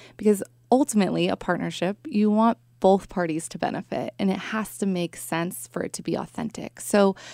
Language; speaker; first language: English; native; English